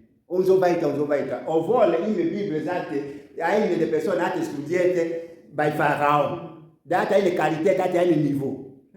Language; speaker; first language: German; non-native, learner; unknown